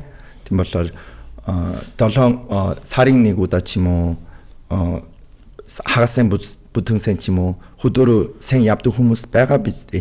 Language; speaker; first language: Mongolian; non-native, fluent; Korean